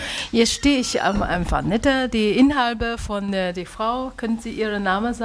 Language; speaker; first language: German; non-native, learner; Chinese